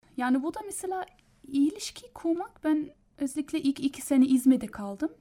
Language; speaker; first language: Turkish; non-native, learner; German